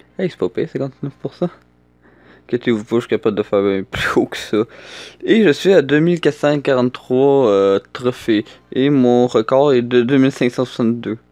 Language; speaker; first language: French; native; French